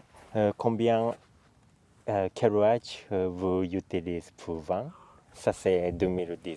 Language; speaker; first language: French; non-native, learner; Japanese